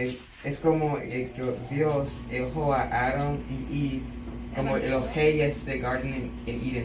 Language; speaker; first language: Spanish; early bilingual, heritage; Spanish